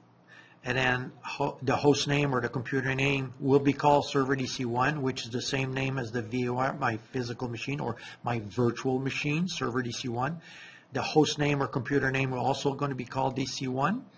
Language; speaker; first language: English; non-native, fluent; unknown